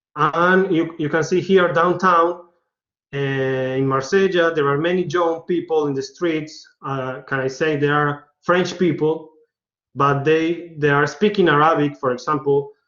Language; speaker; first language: English; non-native, learner; Spanish